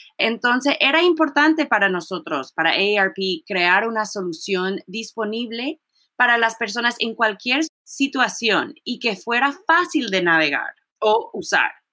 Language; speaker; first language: Spanish; early bilingual, heritage; Spanish